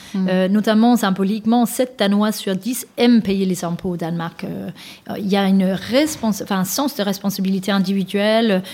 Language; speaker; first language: French; non-native, fluent; Danish